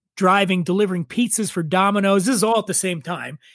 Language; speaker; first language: English; native; English